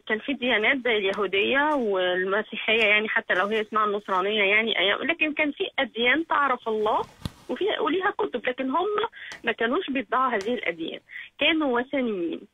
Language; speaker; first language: Arabic; native; Arabic